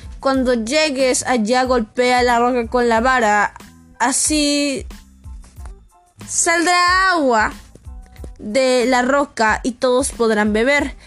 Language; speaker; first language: Spanish; native; Spanish